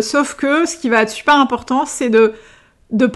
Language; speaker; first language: French; native; French